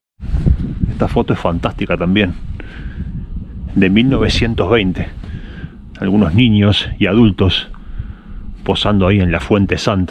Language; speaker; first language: Spanish; native; Spanish